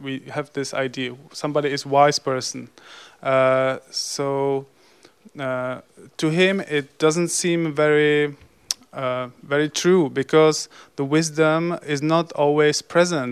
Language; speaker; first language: English; non-native, fluent; Czech